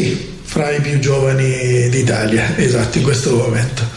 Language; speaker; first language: Italian; native; Italian